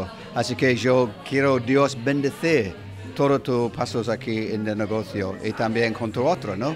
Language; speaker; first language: Spanish; non-native, learner; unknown